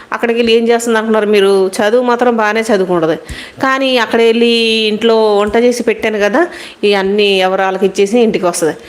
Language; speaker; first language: Telugu; non-native, local second language; Hindi